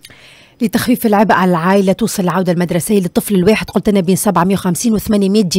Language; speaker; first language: Arabic; native; Arabic